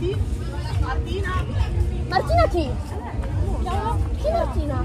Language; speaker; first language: Italian; native; Italian